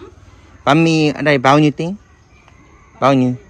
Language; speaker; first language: Vietnamese; non-native, learner; Korean